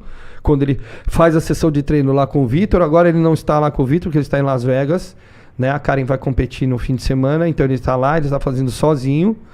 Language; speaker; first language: Portuguese; native; Portuguese